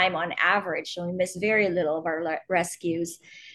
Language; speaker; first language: English; non-native, local second language; Filipino